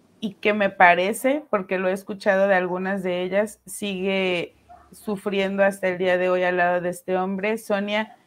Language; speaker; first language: Spanish; native; Spanish